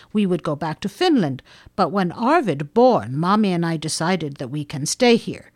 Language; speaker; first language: English; non-native, fluent; Finnish